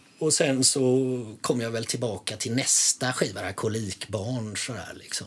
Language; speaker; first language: Swedish; native; Swedish